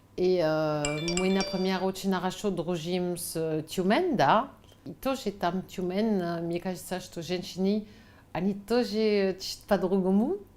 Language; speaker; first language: Russian; non-native, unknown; French